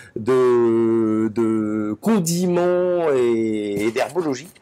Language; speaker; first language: French; native; French